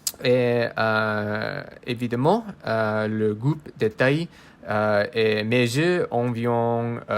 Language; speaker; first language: French; non-native, learner; English